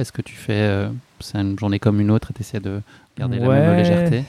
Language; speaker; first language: French; native; French